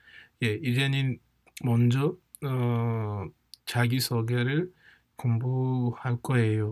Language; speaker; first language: Korean; non-native, fluent; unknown